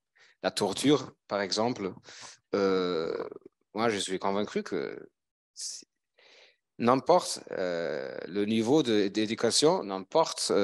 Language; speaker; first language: French; non-native, fluent; German